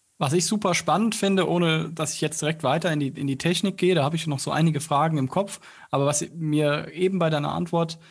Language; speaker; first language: German; native; German